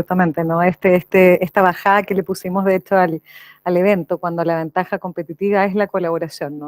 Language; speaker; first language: Spanish; native; Spanish